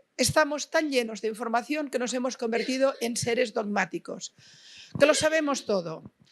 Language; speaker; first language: Spanish; non-native, local second language; Catalan